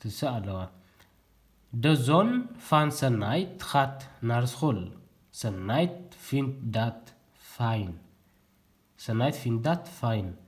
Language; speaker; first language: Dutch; non-native, fluent; Tigrinya